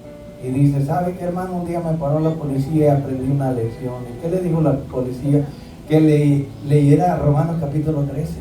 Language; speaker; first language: Spanish; native; Spanish